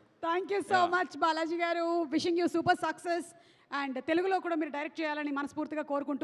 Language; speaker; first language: Telugu; native; Telugu